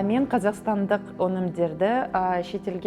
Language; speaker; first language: Kazakh; early bilingual, heritage; Kazakh